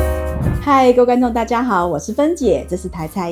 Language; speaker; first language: Chinese; native; Chinese